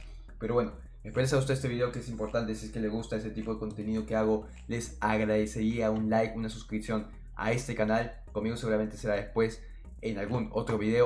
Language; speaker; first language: Spanish; native; Spanish